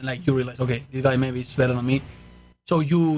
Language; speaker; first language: English; non-native, fluent; Spanish